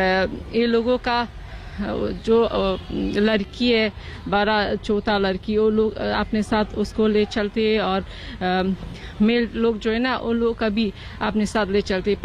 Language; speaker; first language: Hindi; non-native, learner; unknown